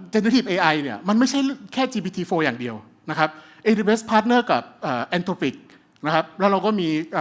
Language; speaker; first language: Thai; early bilingual, heritage; Thai